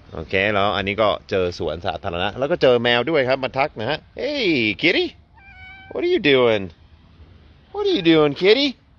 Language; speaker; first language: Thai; non-native, fluent; English